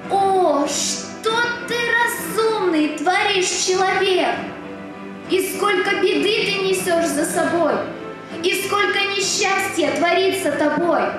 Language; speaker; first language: Russian; native; Russian